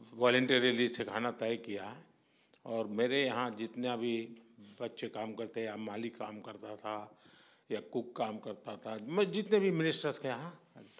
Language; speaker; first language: Hindi; non-native, local second language; Gujarati